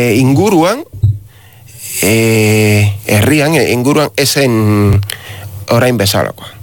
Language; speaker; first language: Basque; non-native, learner; Spanish